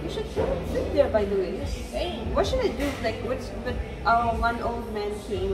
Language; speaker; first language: English; early bilingual, other home language; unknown